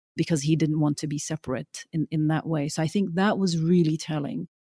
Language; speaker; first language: English; early bilingual, other home language; Norwegian